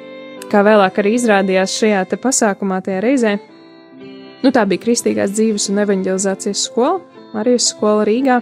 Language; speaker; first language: Latvian; native; Latvian